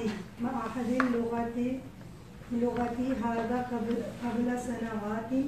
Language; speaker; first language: Arabic; non-native, learner; Urdu